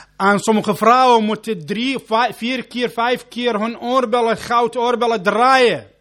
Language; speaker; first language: Dutch; non-native, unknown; Arabic